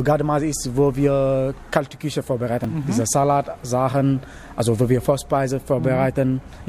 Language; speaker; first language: German; non-native, learner; Wolof